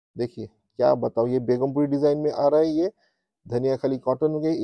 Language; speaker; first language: Hindi; non-native, local second language; Bangla